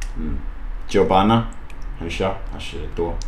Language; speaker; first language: Chinese; non-native, learner; English